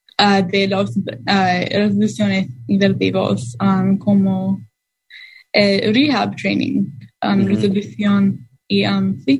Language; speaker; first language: Spanish; non-native, learner; English